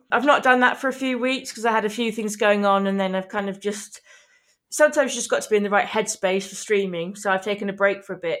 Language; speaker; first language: English; native; English